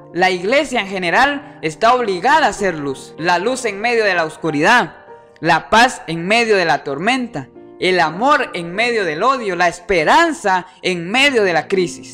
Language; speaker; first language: Spanish; native; Spanish